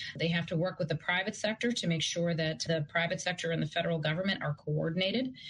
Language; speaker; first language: English; non-native, fluent; Russian